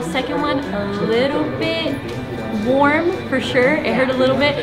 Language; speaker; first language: English; native; English